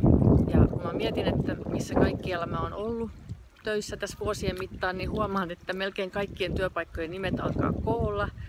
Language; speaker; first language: Finnish; native; Finnish